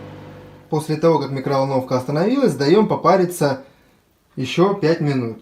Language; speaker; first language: Russian; native; Russian